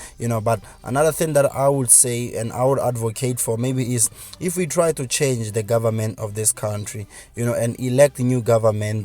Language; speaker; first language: English; non-native, local second language; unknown